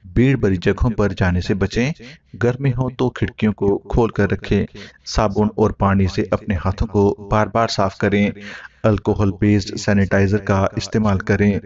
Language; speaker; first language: Hindi; native; Hindi